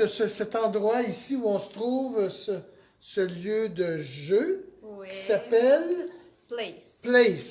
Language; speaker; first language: French; native; French